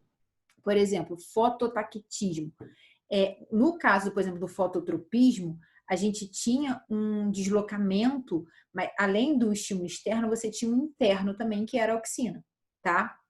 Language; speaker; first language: Portuguese; native; Portuguese